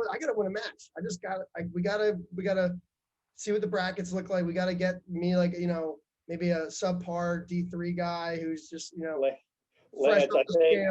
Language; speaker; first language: English; native; English